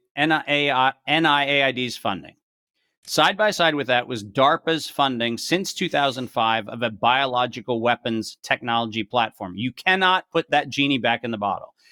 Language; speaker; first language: English; native; English